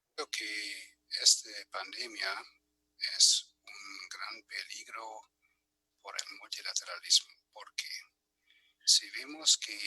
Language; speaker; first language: Spanish; non-native, fluent; German